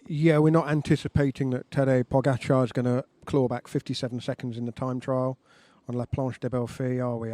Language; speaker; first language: English; native; English